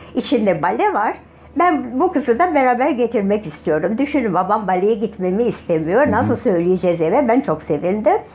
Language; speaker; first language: Turkish; native; Turkish